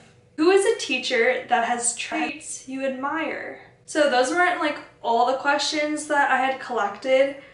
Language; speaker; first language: English; native; English